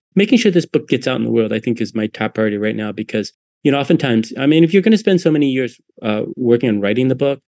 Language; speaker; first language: English; native; English